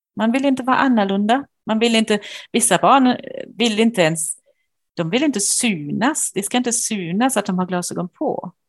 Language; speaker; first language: Swedish; non-native, fluent; German